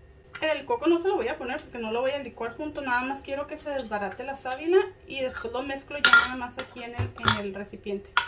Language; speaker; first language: Spanish; native; Spanish